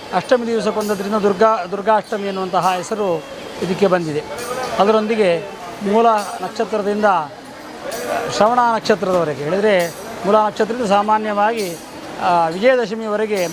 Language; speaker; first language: Kannada; native; Kannada